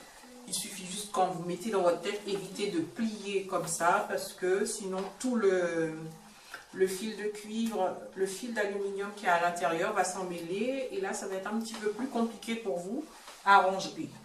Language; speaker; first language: French; native; French